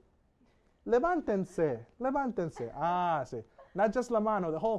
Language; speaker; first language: Spanish; non-native, fluent; English